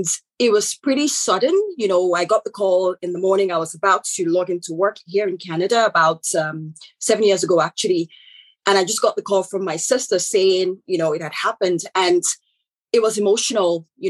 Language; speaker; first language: English; non-native, local second language; Yoruba